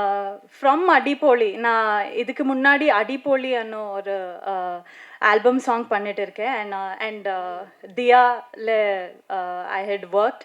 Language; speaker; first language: Tamil; non-native, fluent; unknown